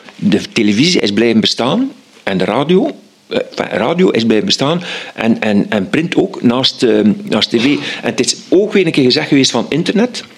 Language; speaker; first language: Dutch; native; Dutch